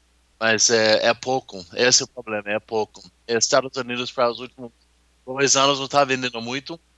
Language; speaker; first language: Portuguese; non-native, learner; English